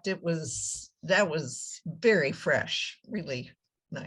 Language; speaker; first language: English; native; English